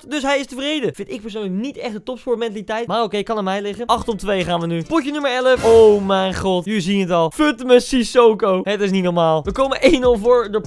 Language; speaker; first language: Dutch; native; Dutch